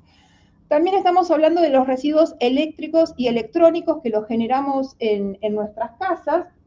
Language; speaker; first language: Spanish; native; Spanish